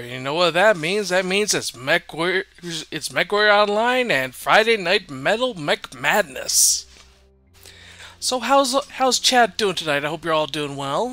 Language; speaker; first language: English; native; English